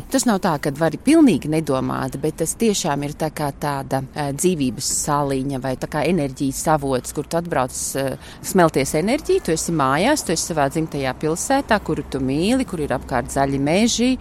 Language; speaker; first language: Latvian; native; Latvian